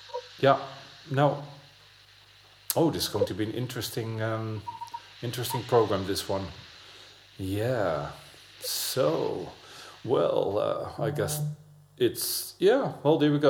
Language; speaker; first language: English; non-native, fluent; Dutch